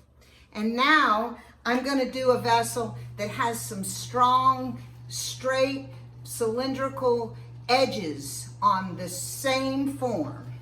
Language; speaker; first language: English; native; English